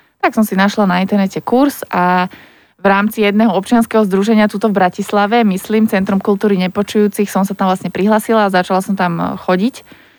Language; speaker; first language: Slovak; native; Slovak